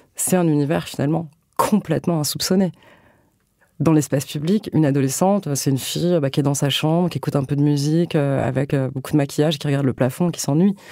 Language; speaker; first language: French; native; French